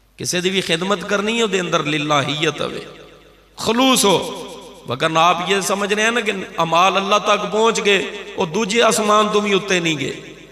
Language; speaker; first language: Urdu; non-native, local second language; Punjabi